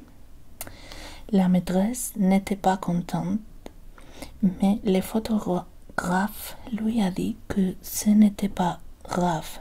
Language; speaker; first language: French; non-native, learner; Spanish